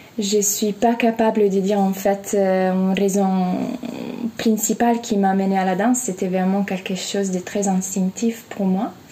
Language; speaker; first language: French; non-native, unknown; Italian